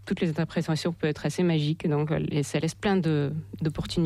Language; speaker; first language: French; non-native, fluent; Russian